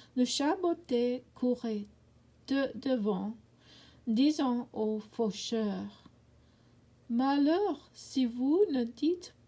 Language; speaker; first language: French; non-native, learner; English